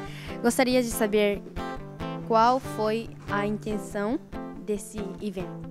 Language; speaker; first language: Portuguese; early bilingual, heritage; Portuguese